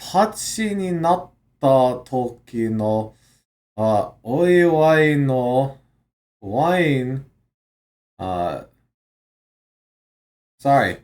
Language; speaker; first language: Japanese; non-native, learner; English